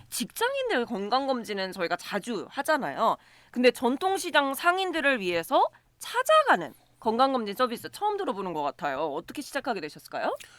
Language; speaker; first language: Korean; native; Korean